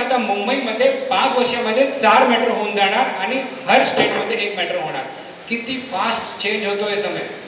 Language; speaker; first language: Marathi; non-native, local second language; Hindi